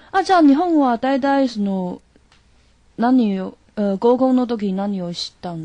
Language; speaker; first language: Japanese; non-native, learner; Chinese